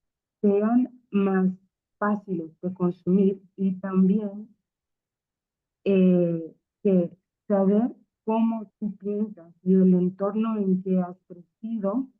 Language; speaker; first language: Spanish; non-native, fluent; Akan